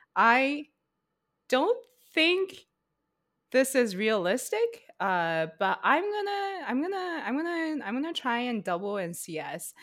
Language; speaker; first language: English; early bilingual, other home language; Chinese